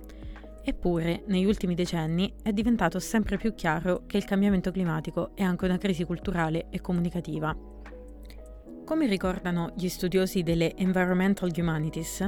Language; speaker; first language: Italian; native; Italian